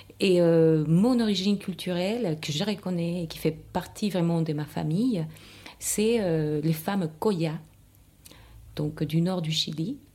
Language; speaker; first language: French; non-native, fluent; Spanish